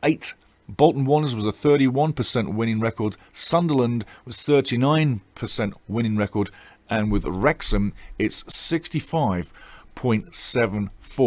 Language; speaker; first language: English; native; English